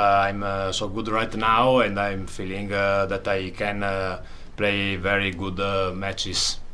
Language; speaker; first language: English; non-native, learner; Italian